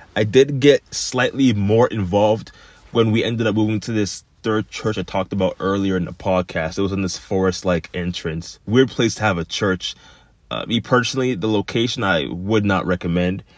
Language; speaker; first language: English; native; English